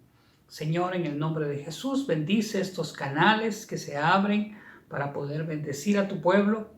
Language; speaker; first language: Spanish; native; Spanish